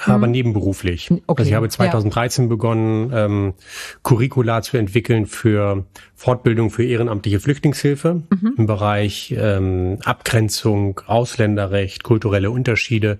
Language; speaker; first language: German; native; German